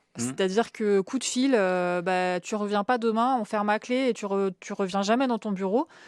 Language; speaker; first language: French; native; French